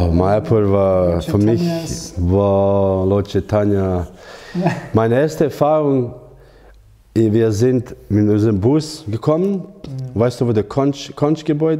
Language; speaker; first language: German; non-native, learner; Croatian